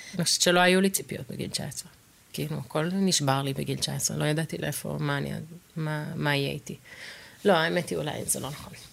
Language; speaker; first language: Hebrew; native; Hebrew